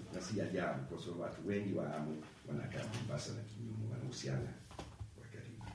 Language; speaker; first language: Swahili; non-native, fluent; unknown